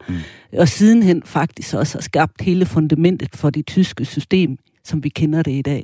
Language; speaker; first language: Danish; early bilingual, other home language; German